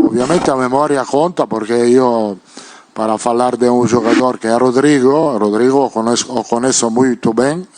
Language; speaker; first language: Portuguese; non-native, fluent; Italian